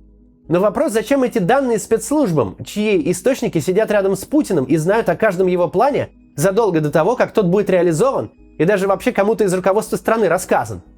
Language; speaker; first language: Russian; native; Russian